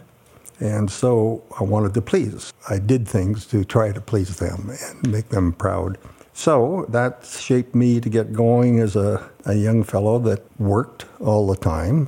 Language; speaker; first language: English; native; English